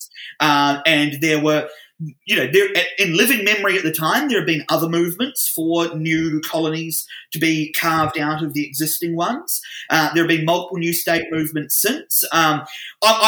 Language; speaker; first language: English; native; English